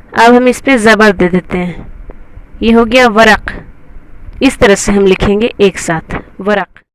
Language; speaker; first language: Hindi; native; Hindi